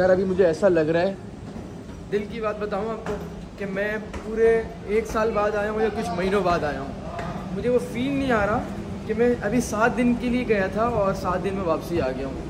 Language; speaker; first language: Urdu; native; Urdu